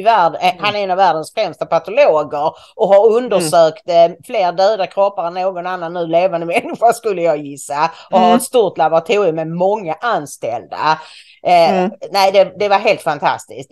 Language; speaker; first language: Swedish; native; Swedish